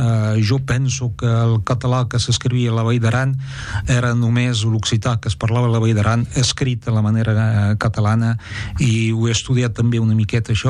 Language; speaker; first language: Catalan; non-native, fluent; French